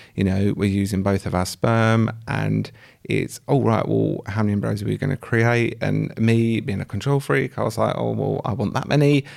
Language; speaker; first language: English; native; English